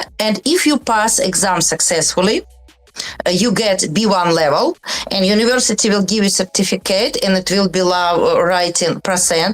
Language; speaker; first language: English; non-native, learner; Russian